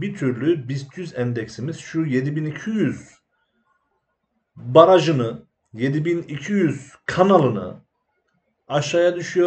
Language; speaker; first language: Turkish; native; Turkish